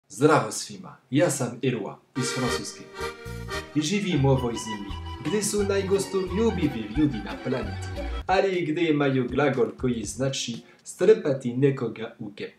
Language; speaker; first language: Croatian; non-native, fluent; French